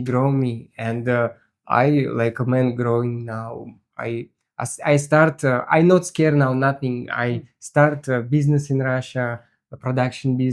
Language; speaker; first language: English; non-native, learner; Russian